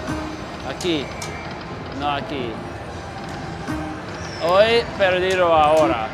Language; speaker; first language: Spanish; non-native, learner; English